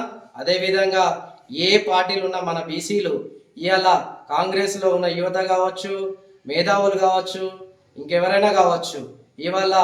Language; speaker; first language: Telugu; native; Telugu